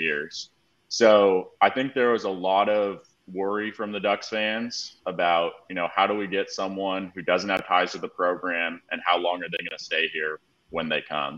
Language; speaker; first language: English; native; English